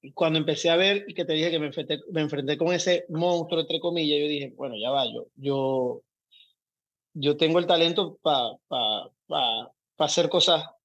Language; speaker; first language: Spanish; native; Spanish